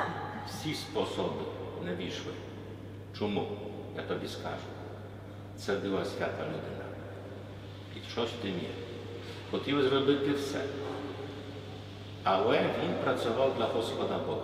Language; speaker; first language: Ukrainian; non-native, fluent; Polish